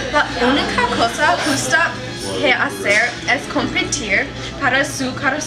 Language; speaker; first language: Spanish; non-native, learner; English